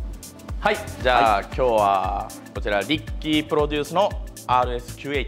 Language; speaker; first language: Japanese; native; Japanese